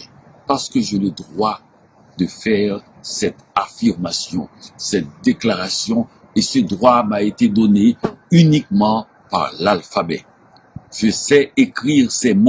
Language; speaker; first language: French; non-native, local second language; Haitian Creole